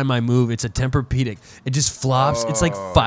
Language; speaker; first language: English; native; English